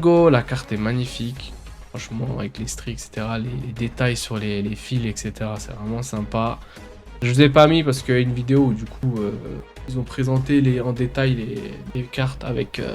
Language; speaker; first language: French; native; French